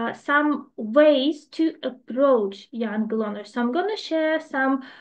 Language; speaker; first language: English; non-native, fluent; Ukrainian